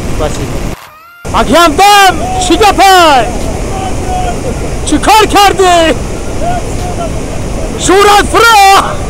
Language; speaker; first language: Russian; non-native, local second language; Tajik